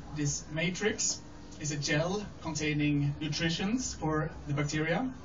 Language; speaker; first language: English; non-native, fluent; Swedish